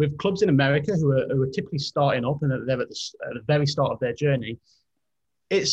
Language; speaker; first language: English; native; English